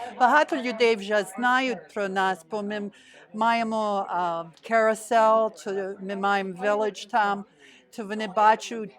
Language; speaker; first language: Ukrainian; early bilingual, heritage; Ukrainian